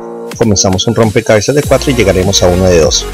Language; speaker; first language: Spanish; native; Spanish